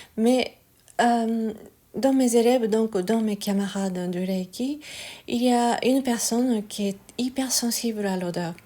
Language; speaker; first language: French; non-native, fluent; Japanese